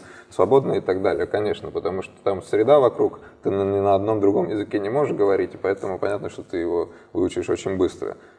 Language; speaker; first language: Russian; native; Russian